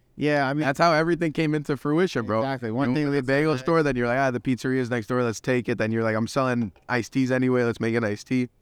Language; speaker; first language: English; native; English